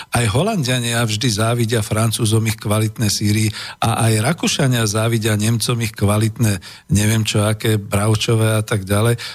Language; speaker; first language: Slovak; native; Slovak